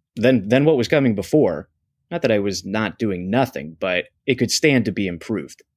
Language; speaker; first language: English; native; English